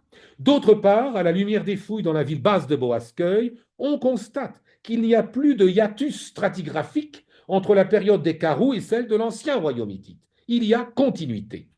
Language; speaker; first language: French; native; French